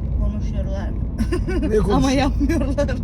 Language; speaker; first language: Turkish; non-native, learner; Russian